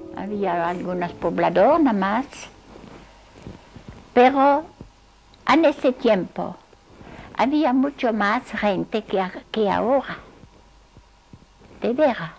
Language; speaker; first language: Spanish; non-native, fluent; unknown